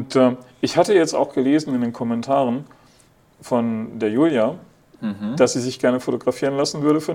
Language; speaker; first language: German; native; German